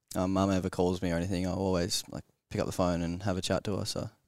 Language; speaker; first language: English; native; English